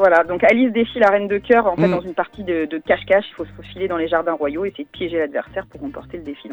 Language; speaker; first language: French; native; French